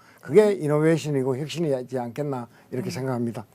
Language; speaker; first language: Korean; native; Korean